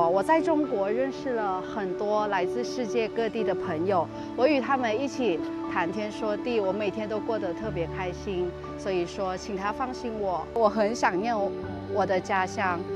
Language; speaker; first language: Chinese; non-native, learner; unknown